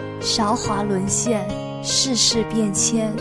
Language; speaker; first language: Chinese; native; Chinese